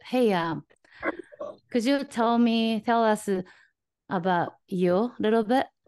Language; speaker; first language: English; non-native, learner; Japanese